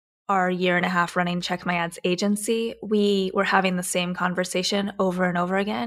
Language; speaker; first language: English; native; English